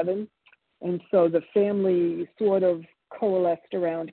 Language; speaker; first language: English; early bilingual, other home language; Italian